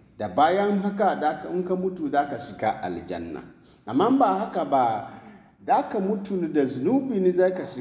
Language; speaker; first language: Hausa; non-native, local second language; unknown